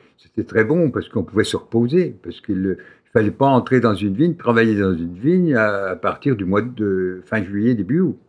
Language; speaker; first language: French; native; French